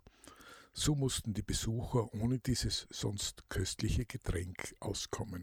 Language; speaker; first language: German; native; German